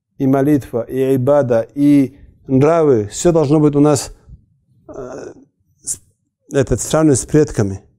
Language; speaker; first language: Russian; non-native, local second language; Avaric